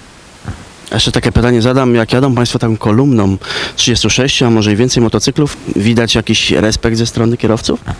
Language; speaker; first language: Polish; native; Polish